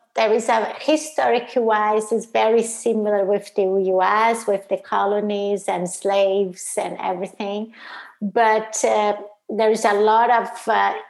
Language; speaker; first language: English; non-native, fluent; Portuguese